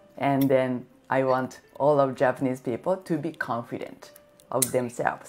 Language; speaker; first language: English; non-native, fluent; Japanese